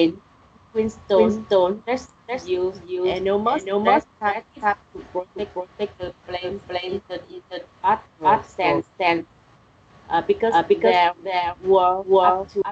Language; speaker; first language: English; non-native, learner; Vietnamese